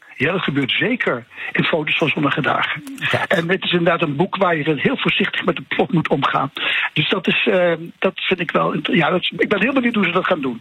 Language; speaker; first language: Dutch; native; Dutch